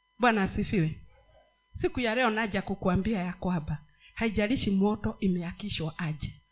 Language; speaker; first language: Swahili; non-native, local second language; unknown